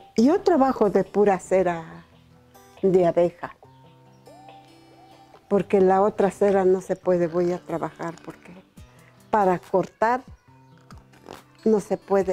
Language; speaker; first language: Spanish; non-native, local second language; Zapotec